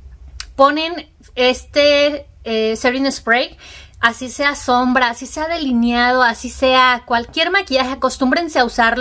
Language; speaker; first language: Spanish; native; Spanish